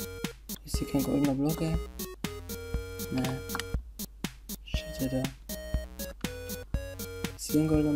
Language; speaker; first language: German; native; German